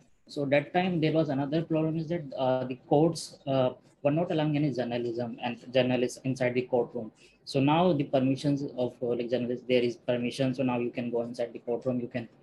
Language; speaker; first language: English; non-native, local second language; Hindi